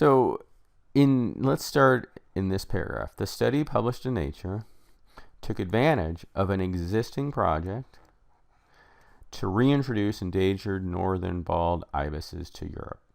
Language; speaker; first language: English; native; English